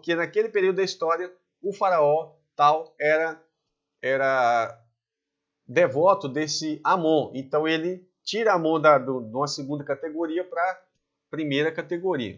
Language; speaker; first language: Portuguese; native; Portuguese